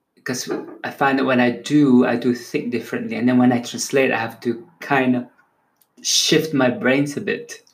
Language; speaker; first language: English; non-native, local second language; Filipino